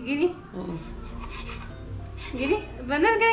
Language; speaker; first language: Indonesian; non-native, learner; Serbian